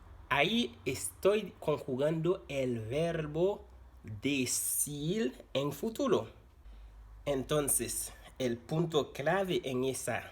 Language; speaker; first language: Spanish; non-native, fluent; Haitian Creole